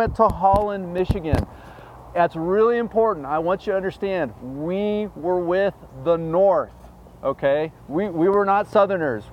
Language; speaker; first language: English; early bilingual, other home language; Dutch